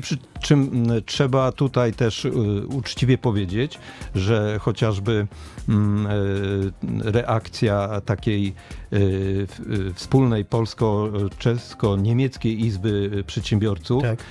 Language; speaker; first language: Polish; native; Polish